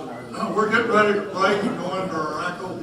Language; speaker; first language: English; native; English